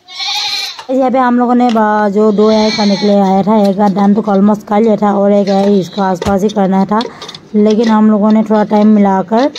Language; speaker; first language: Hindi; non-native, local second language; Assamese